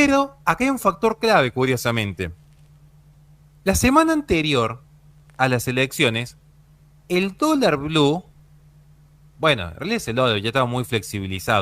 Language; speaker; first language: Spanish; native; Spanish